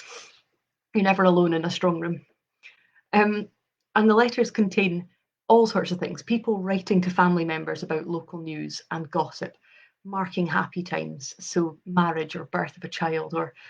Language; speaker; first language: English; native; English